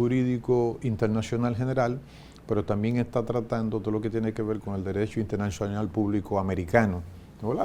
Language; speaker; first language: Spanish; native; Spanish